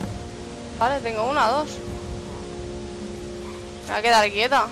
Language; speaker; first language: Spanish; native; Spanish